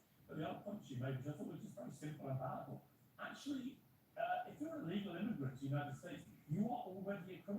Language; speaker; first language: English; native; English